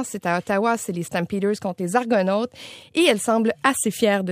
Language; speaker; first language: French; native; French